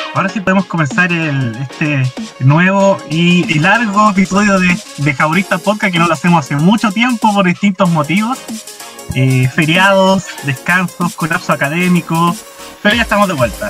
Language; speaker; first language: Spanish; native; Spanish